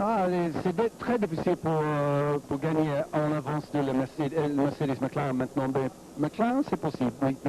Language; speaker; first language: French; non-native, learner; English